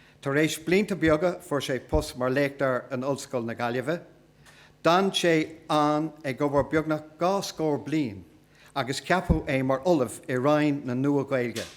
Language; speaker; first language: Irish; non-native, local second language; English